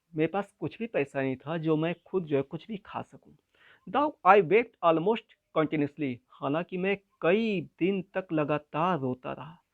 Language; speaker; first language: Hindi; native; Hindi